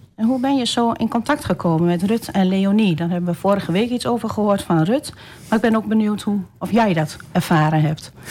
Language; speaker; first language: Dutch; native; Dutch